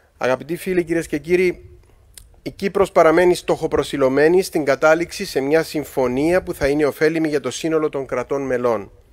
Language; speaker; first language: Greek; native; Greek